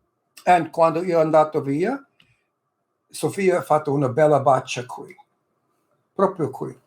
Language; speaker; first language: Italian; early bilingual, heritage; English